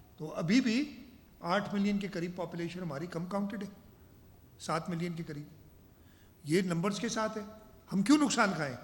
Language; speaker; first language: Urdu; non-native, local second language; Sindhi